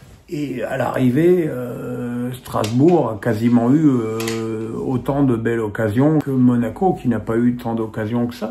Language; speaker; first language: French; native; French